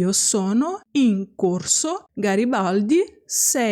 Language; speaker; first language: Italian; non-native, fluent; Portuguese